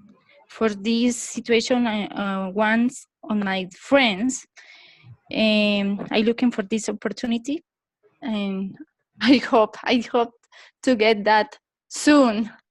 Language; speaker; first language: English; non-native, learner; Spanish